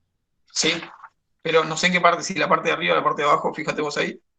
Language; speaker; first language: Spanish; native; Spanish